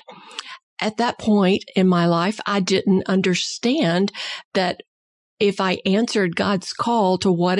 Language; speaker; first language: English; native; English